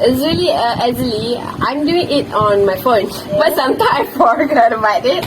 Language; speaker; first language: English; non-native, local second language; Malay